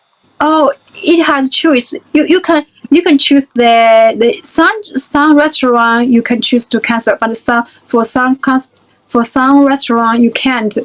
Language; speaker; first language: English; non-native, fluent; Chinese